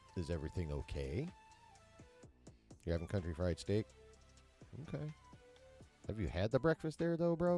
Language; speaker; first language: English; native; English